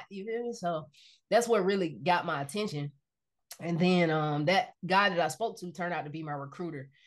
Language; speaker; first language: English; native; English